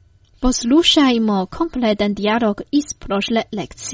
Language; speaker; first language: Croatian; non-native, fluent; Chinese